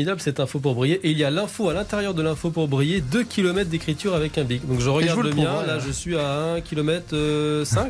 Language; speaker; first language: French; native; French